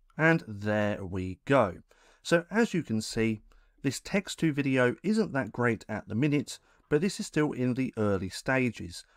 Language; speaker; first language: English; native; English